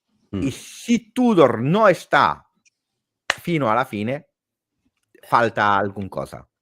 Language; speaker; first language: Spanish; non-native, fluent; Italian